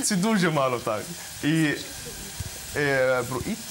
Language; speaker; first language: Ukrainian; non-native, learner; Arabic